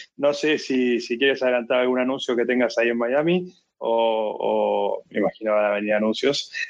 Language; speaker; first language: Spanish; native; Spanish